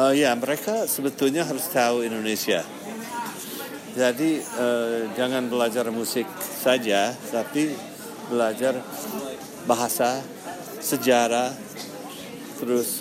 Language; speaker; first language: Indonesian; non-native, fluent; English